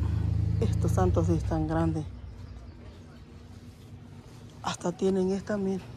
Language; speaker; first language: Spanish; native; Spanish